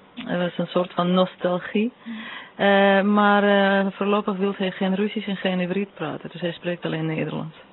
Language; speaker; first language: Dutch; non-native, fluent; Russian